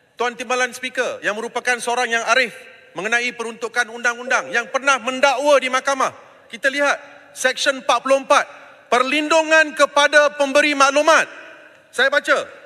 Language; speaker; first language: Malay; non-native, local second language; Tamil